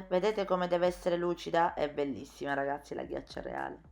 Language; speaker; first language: Italian; native; Italian